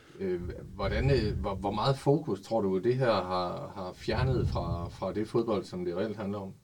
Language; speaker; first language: Danish; native; Danish